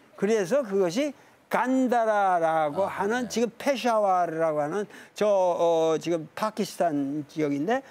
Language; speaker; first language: Korean; native; Korean